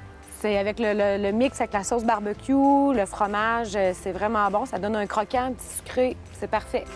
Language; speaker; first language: French; native; French